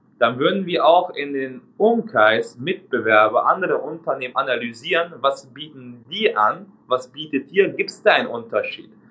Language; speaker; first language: German; non-native, fluent; Hungarian